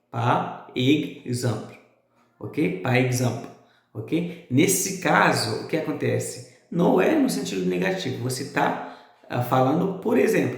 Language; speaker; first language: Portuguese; non-native, fluent; Haitian Creole